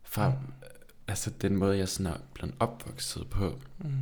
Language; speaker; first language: Danish; early bilingual, other home language; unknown